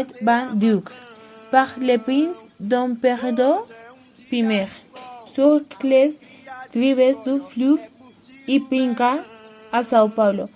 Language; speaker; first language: French; non-native, learner; Spanish